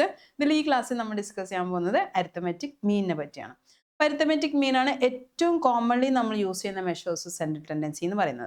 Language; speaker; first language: Malayalam; native; Malayalam